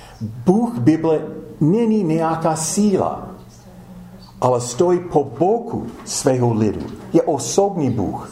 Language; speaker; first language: Czech; non-native, fluent; English